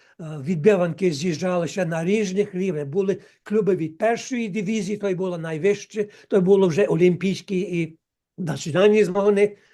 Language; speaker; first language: Ukrainian; early bilingual, heritage; Ukrainian